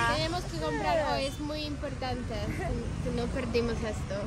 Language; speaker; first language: Spanish; non-native, learner; English